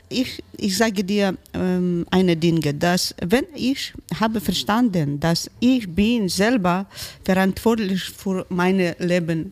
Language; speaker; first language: German; non-native, learner; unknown